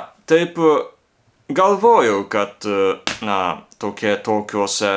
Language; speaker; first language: Lithuanian; non-native, learner; Japanese